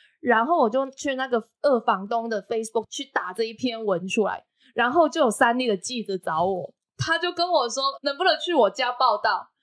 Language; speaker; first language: Chinese; non-native, local second language; Cantonese